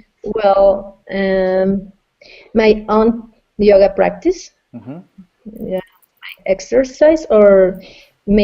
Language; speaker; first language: English; non-native, fluent; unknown